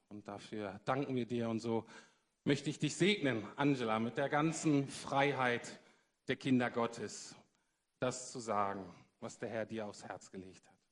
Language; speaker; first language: German; native; German